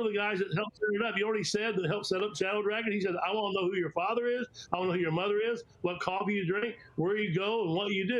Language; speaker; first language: English; native; English